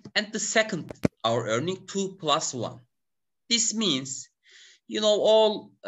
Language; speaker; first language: English; non-native, learner; Turkish